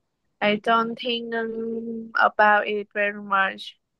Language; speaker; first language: English; non-native, learner; Vietnamese